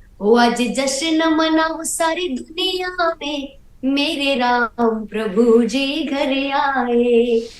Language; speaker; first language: Hindi; non-native, local second language; Gujarati